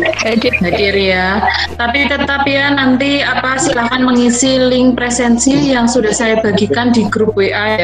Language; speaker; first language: Indonesian; native; Indonesian